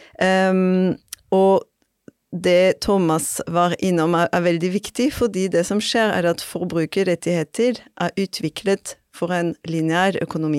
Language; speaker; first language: Norwegian; non-native, fluent; French